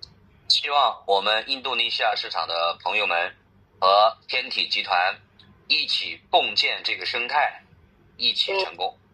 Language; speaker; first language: Chinese; native; Chinese